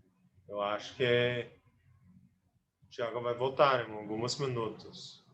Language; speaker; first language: Portuguese; non-native, learner; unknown